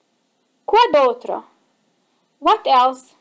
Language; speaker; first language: French; non-native, fluent; English